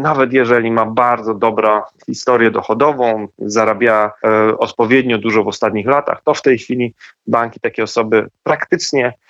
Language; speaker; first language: Polish; native; Polish